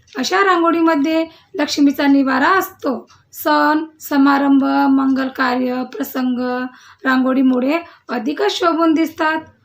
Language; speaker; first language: Marathi; non-native, local second language; Telugu